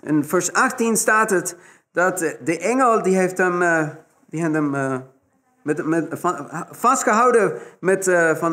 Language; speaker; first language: Dutch; non-native, fluent; Spanish